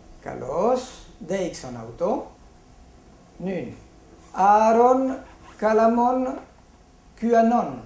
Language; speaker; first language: Greek; non-native, fluent; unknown